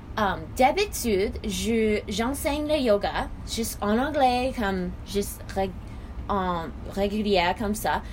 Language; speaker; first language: French; non-native, learner; English